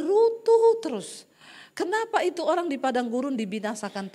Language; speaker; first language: Indonesian; native; Indonesian